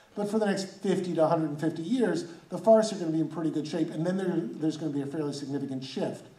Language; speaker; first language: English; native; English